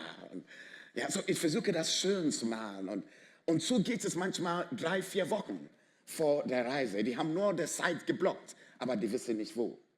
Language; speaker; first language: German; non-native, fluent; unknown